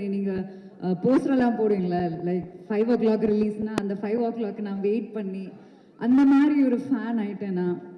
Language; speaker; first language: Tamil; non-native, local second language; Malayalam